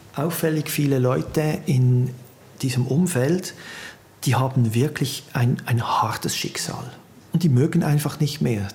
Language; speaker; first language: German; native; German